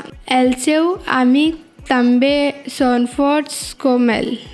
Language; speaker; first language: Catalan; non-native, learner; Punjabi